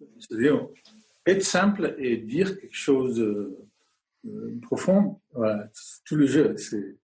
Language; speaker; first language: French; non-native, fluent; English